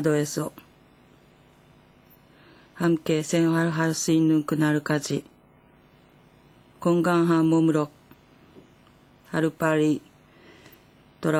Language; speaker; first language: Korean; non-native, fluent; Japanese